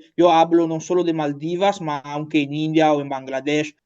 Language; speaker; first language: Spanish; non-native, learner; Italian